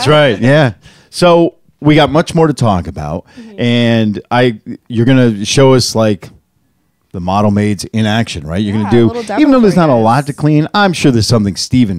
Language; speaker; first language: English; native; English